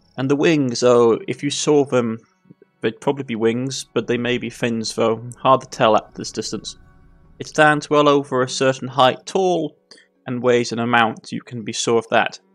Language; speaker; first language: English; native; English